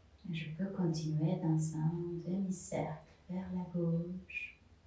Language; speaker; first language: French; non-native, fluent; Spanish